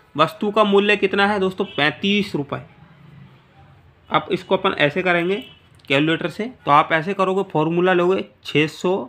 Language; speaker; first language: Hindi; native; Hindi